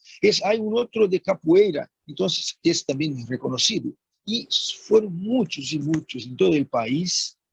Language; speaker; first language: Spanish; non-native, fluent; Portuguese